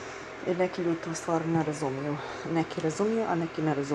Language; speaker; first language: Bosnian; early bilingual, heritage; Bosnian